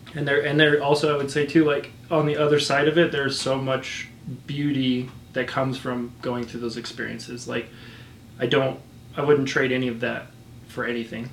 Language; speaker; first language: English; native; English